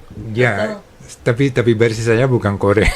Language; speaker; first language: Indonesian; non-native, fluent; Spanish